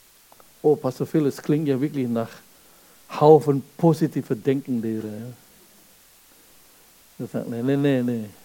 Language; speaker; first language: German; non-native, fluent; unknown